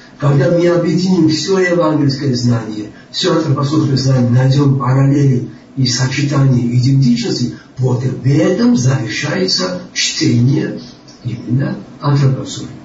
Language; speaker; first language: Russian; non-native, local second language; Georgian